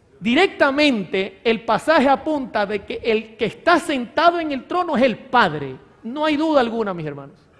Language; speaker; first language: Spanish; native; Spanish